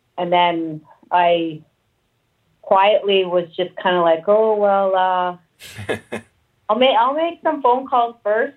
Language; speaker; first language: English; native; English